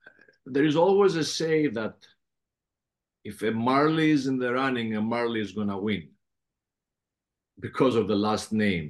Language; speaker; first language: English; non-native, fluent; Greek